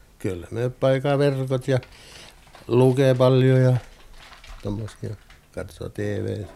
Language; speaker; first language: Finnish; non-native, local second language; Swedish